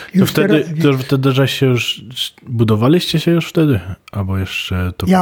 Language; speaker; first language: Polish; early bilingual, heritage; Polish